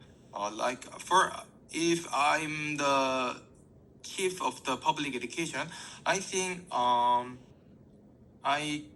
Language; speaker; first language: English; non-native, learner; Korean